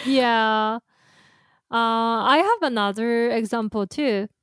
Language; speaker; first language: English; non-native, fluent; Japanese